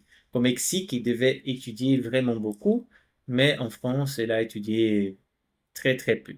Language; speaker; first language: French; non-native, fluent; Portuguese